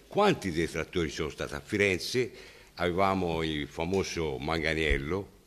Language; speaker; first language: Italian; native; Italian